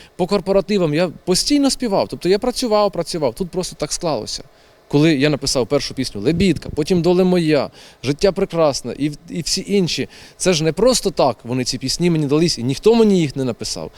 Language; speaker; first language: Ukrainian; native; Ukrainian